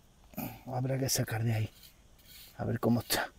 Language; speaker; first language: Spanish; native; Spanish